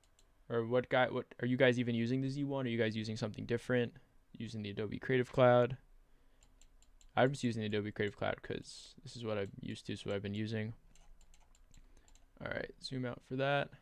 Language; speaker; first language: English; native; English